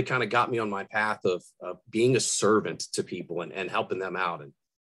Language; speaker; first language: English; native; English